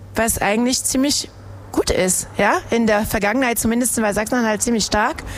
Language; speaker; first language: German; non-native, fluent; French